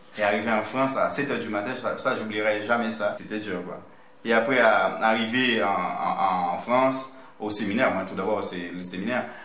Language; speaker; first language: French; non-native, local second language; Haitian Creole